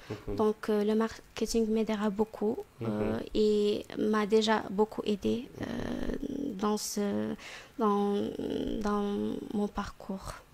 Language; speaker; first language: French; non-native, fluent; Arabic